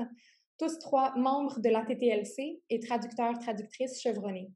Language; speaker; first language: French; native; French